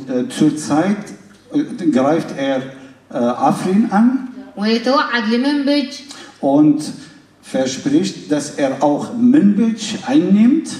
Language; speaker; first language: German; non-native, fluent; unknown